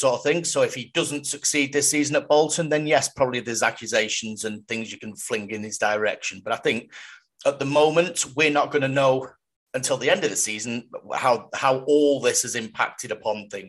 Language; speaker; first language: English; native; English